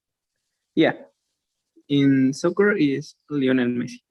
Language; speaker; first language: English; non-native, learner; Spanish